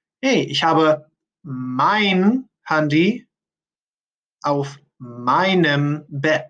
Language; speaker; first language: German; non-native, fluent; English